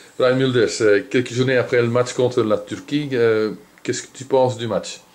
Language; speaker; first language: French; non-native, local second language; Dutch